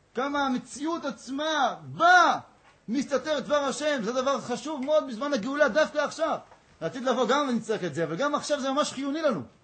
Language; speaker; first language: Hebrew; native; Hebrew